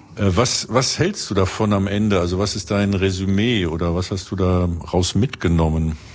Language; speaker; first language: German; native; German